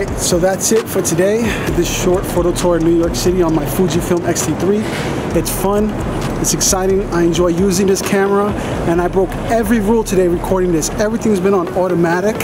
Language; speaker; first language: English; native; English